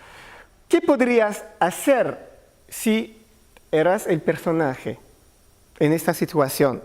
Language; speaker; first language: Spanish; non-native, learner; French